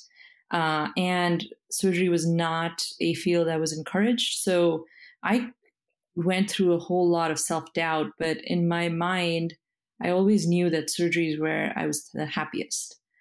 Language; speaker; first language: English; non-native, local second language; Hindi